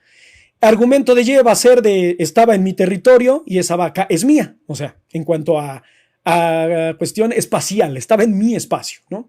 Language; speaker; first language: Spanish; native; Spanish